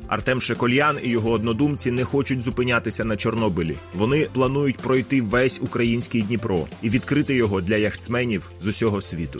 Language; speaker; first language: Ukrainian; native; Ukrainian